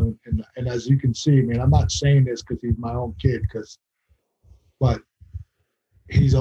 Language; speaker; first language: English; native; English